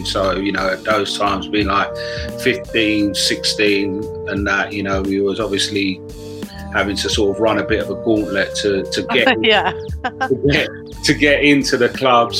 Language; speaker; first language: English; native; English